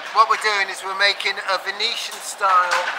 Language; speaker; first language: English; native; English